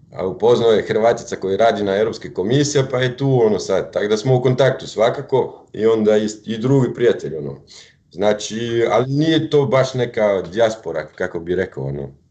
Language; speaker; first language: Croatian; non-native, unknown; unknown